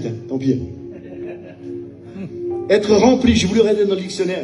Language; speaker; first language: French; native; French